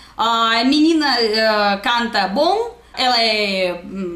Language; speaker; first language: Portuguese; non-native, learner; Russian